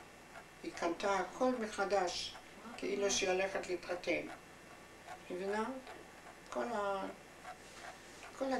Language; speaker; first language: Hebrew; non-native, fluent; German